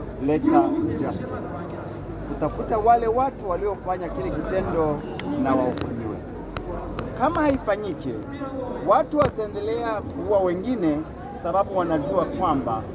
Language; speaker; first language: Swahili; non-native, local second language; Kinyarwanda